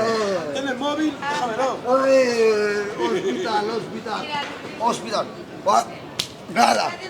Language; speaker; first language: Spanish; non-native, learner; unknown